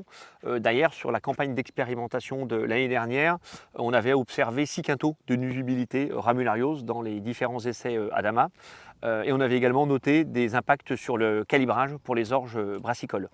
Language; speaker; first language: French; native; French